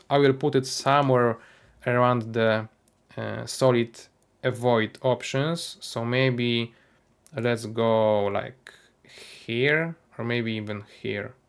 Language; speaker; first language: English; non-native, fluent; Polish